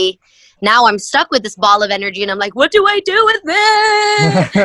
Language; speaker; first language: English; native; English